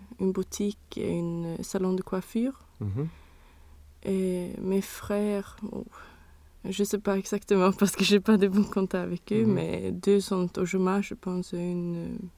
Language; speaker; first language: French; non-native, learner; Swedish